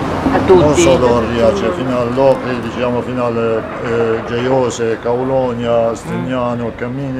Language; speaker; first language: Italian; non-native, learner; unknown